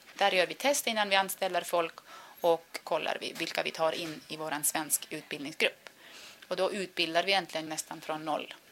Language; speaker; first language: Swedish; non-native, fluent; Estonian